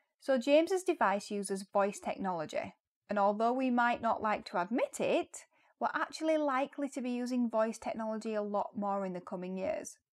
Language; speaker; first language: English; native; English